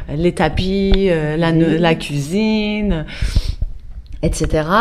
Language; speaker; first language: French; non-native, fluent; Persian